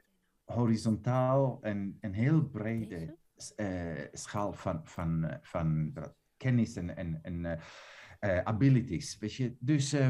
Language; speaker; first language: Dutch; non-native, fluent; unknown